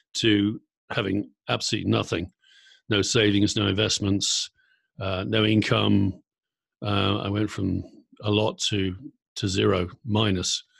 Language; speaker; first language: English; native; English